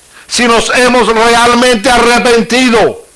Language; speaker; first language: Spanish; native; Spanish